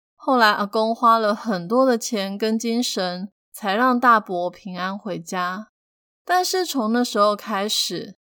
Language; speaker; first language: Chinese; non-native, local second language; Min Nan Chinese